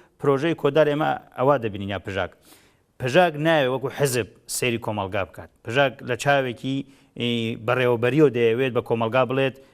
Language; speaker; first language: Central Kurdish; non-native, local second language; Gurani